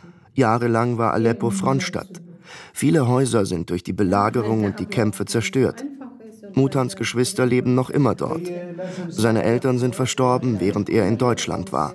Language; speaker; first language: German; native; German